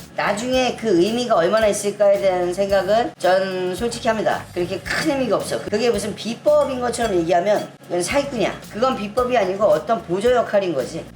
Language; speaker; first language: Korean; native; Korean